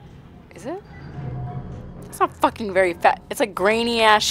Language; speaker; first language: English; native; English